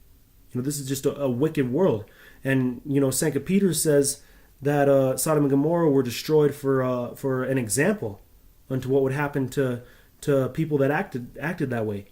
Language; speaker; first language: English; native; English